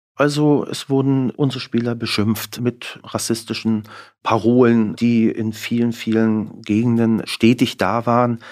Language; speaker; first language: German; native; German